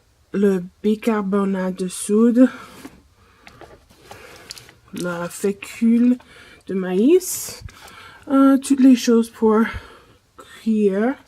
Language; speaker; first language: French; non-native, fluent; English